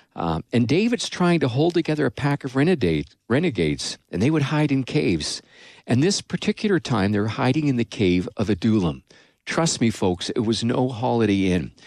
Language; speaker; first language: English; native; English